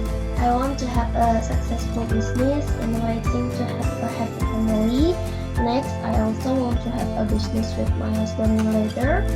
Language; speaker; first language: English; non-native, learner; Indonesian